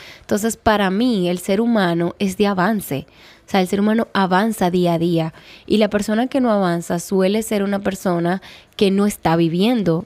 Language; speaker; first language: Spanish; native; Spanish